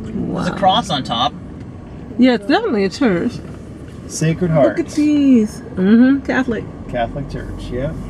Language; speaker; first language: English; native; English